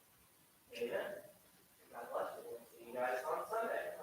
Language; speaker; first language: English; native; English